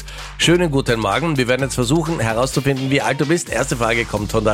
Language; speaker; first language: German; native; German